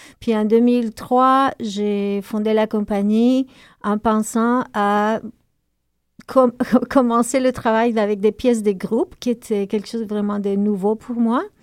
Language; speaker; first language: French; native; French